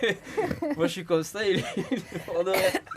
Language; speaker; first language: French; native; French